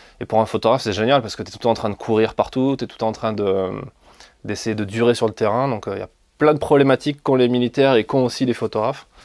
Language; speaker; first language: French; native; French